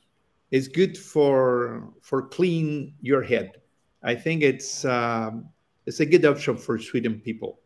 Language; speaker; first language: English; non-native, learner; Spanish